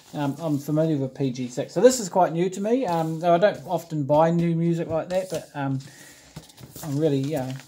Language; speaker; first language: English; native; English